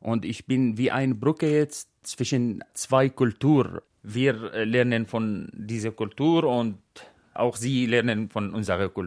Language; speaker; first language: German; non-native, learner; Arabic